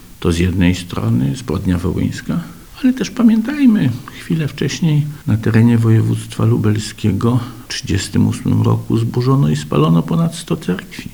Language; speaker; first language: Polish; native; Polish